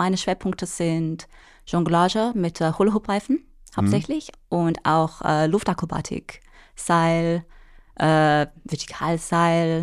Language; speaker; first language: German; non-native, fluent; English